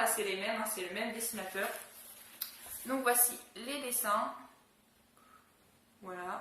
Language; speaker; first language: French; native; French